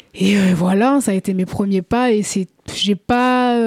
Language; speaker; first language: French; native; French